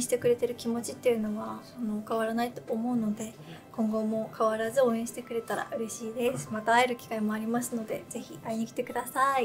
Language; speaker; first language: Japanese; native; Japanese